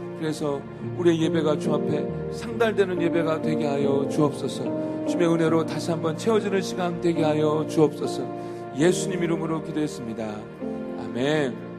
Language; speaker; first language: Korean; native; Korean